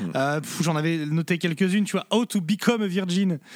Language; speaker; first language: French; native; French